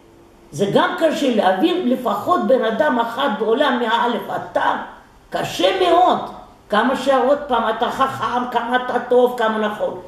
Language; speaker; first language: Hebrew; non-native, fluent; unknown